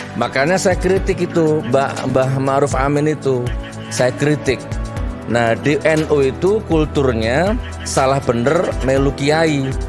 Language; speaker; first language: Indonesian; non-native, local second language; Madurese